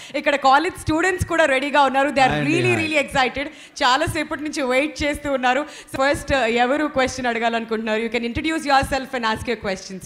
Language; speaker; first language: Telugu; native; Telugu